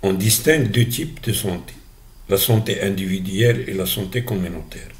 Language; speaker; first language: French; non-native, local second language; Arabic